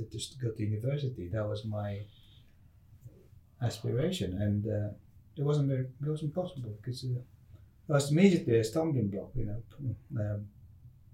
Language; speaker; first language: English; non-native, local second language; Filipino